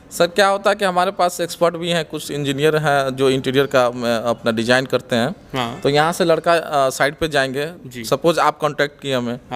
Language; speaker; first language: Hindi; native; Hindi